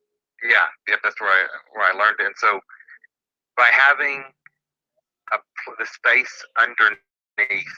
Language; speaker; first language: English; native; English